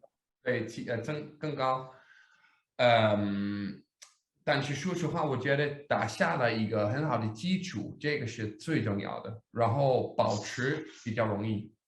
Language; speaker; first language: Chinese; non-native, fluent; Danish